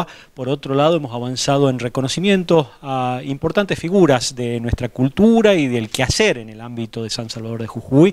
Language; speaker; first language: Spanish; native; Spanish